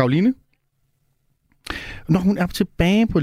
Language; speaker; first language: Danish; native; Danish